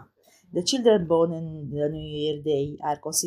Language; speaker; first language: English; non-native, learner; Romanian